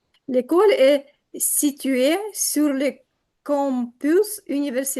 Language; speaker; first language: French; non-native, learner; Ukrainian